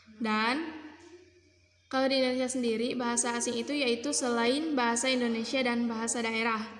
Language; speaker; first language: Indonesian; non-native, local second language; Sundanese